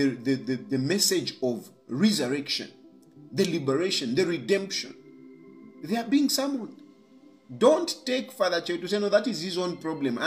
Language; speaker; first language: English; non-native, local second language; Bemba